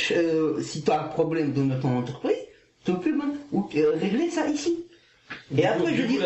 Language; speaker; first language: French; non-native, learner; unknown